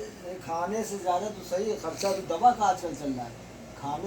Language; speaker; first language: Hindi; native; Hindi